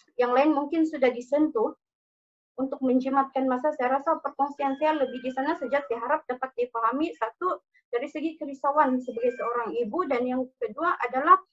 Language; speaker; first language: Malay; non-native, local second language; Central Dusun